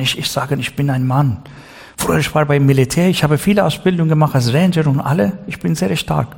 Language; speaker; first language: German; non-native, learner; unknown